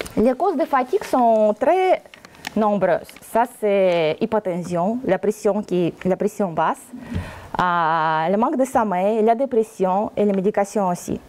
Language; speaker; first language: French; non-native, fluent; Russian